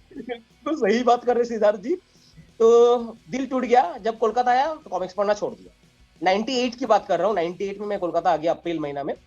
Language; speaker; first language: Hindi; non-native, local second language; Bangla